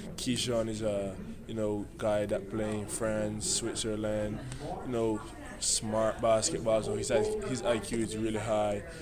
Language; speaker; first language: English; non-native, fluent; Spanish